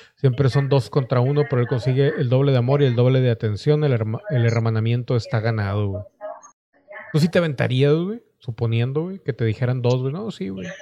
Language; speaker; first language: Spanish; native; Spanish